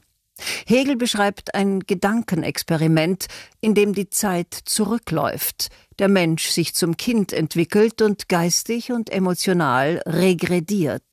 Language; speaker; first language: German; native; German